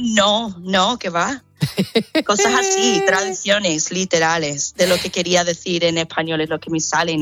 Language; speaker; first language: Spanish; non-native, fluent; English